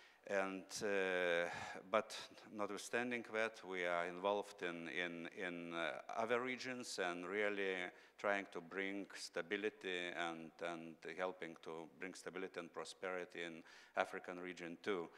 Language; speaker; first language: English; non-native, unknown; Lithuanian